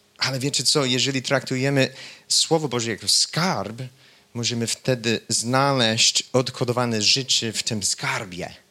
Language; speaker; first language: Polish; non-native, fluent; English